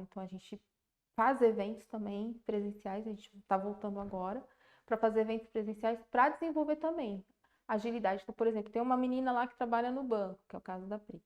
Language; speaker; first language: Portuguese; native; Portuguese